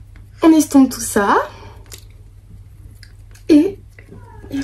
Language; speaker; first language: French; native; French